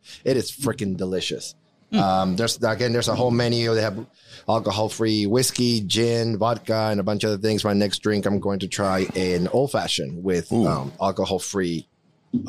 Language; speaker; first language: English; non-native, fluent; Spanish